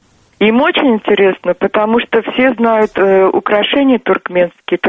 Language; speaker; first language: Russian; non-native, local second language; Turkmen